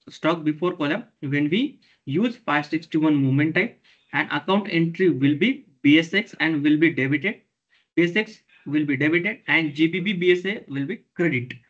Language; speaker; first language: English; non-native, local second language; Marathi